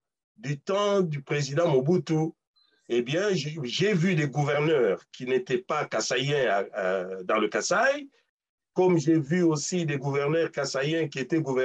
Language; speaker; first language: French; non-native, local second language; Luba-Lulua